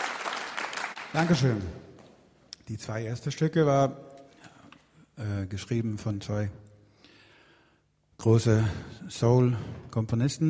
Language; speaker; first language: German; non-native, learner; Swedish